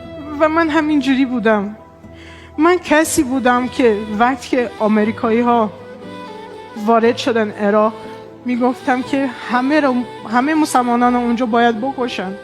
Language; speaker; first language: Persian; non-native, fluent; Portuguese